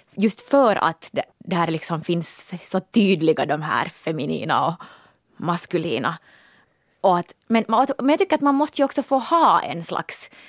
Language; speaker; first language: Swedish; native; Swedish